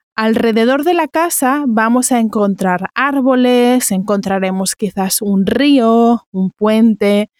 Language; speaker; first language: Spanish; native; Spanish